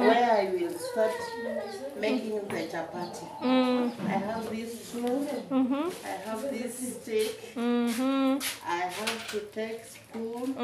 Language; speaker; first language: English; non-native, local second language; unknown